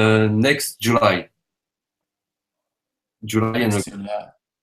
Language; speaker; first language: English; non-native, learner; French